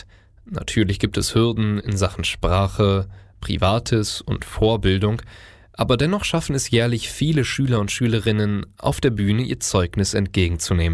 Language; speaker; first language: German; native; German